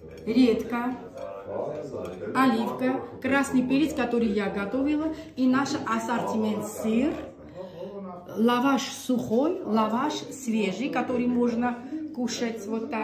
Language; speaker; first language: Russian; non-native, local second language; Armenian